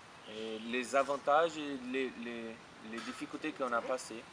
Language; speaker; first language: French; non-native, fluent; Portuguese